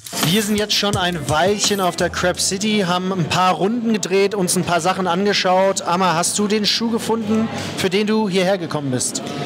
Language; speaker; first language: German; native; German